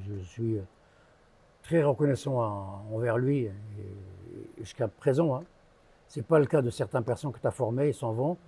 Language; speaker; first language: French; early bilingual, other home language; Arabic